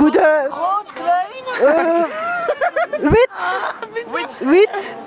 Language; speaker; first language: Dutch; non-native, local second language; French